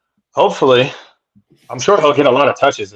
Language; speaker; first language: English; native; English